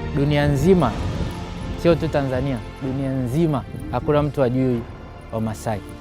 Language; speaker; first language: Swahili; native; Swahili